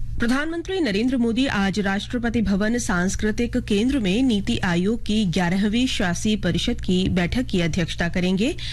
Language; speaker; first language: Hindi; native; Hindi